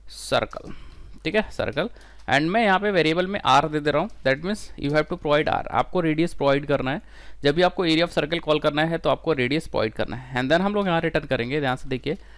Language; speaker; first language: Hindi; native; Hindi